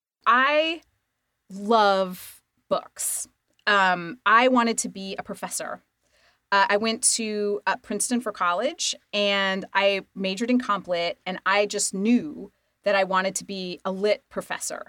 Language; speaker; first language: English; native; English